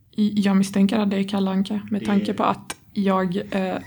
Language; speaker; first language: Swedish; non-native, fluent; Arabic